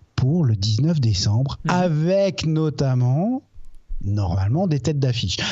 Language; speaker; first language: French; native; French